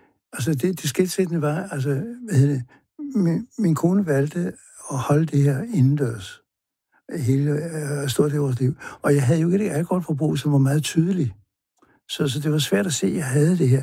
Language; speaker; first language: Danish; native; Danish